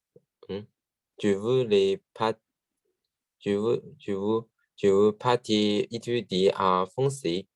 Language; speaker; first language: French; non-native, learner; Chinese